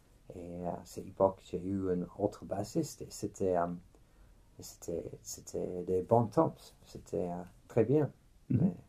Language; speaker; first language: French; non-native, fluent; English